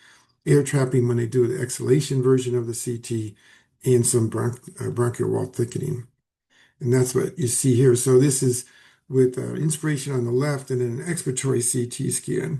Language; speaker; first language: English; native; English